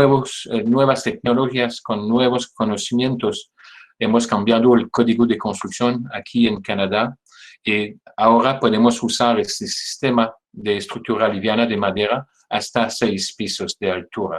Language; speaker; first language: Spanish; non-native, fluent; French